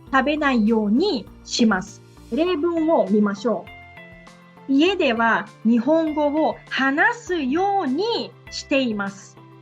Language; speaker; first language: Japanese; non-native, fluent; Portuguese